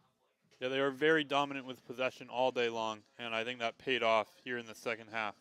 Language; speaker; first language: English; native; English